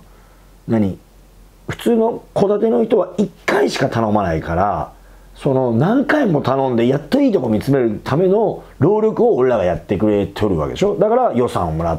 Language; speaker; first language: Japanese; native; Japanese